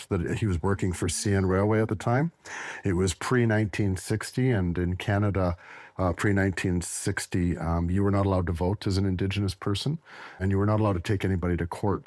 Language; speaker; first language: English; native; English